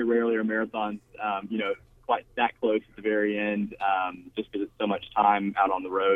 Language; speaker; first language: English; native; English